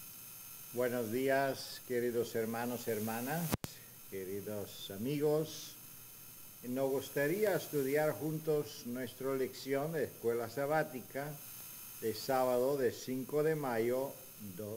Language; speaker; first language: Spanish; non-native, fluent; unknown